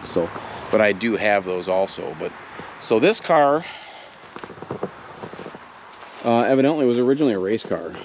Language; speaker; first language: English; native; English